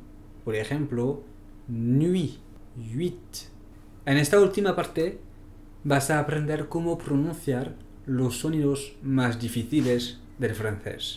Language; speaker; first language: Spanish; non-native, fluent; French